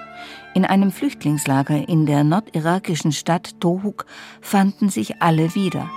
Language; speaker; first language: German; native; German